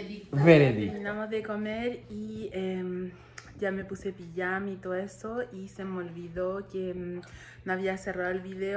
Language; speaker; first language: Spanish; native; Spanish